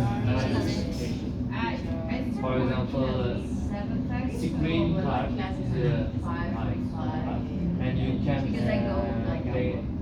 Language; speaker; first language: English; non-native, learner; Arabic